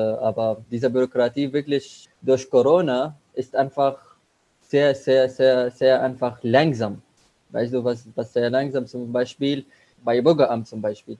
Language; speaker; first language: German; non-native, learner; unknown